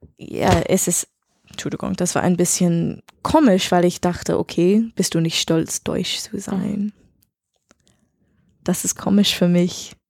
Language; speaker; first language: German; non-native, learner; English